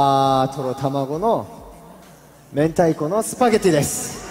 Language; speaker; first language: Japanese; non-native, fluent; Korean